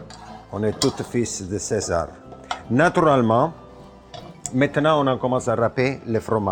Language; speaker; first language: French; non-native, fluent; Italian